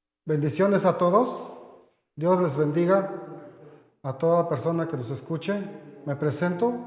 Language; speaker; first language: Spanish; non-native, local second language; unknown